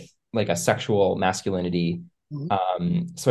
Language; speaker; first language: English; native; English